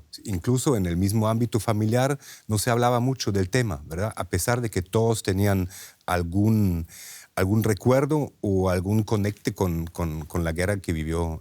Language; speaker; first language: Spanish; non-native, fluent; German